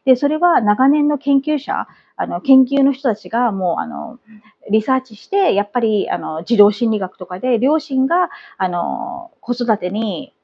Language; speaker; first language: Japanese; native; Japanese